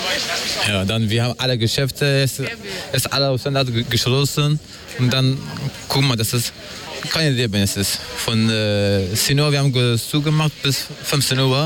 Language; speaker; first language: German; non-native, learner; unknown